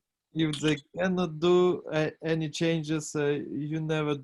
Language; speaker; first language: English; non-native, learner; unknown